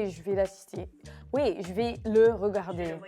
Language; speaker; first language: French; non-native, fluent; Portuguese